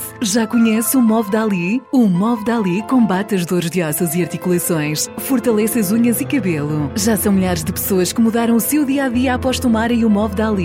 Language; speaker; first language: Portuguese; native; Portuguese